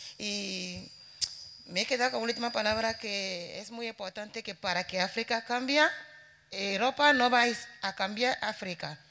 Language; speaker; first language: Spanish; non-native, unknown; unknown